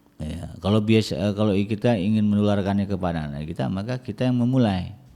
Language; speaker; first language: Indonesian; native; Indonesian